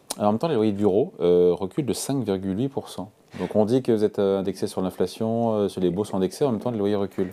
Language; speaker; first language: French; native; French